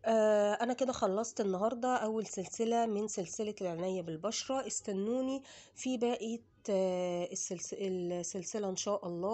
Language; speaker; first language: Arabic; native; Arabic